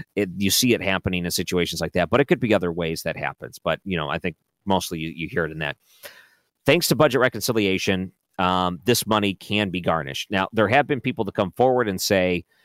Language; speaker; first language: English; native; English